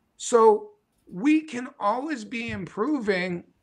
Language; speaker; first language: English; native; English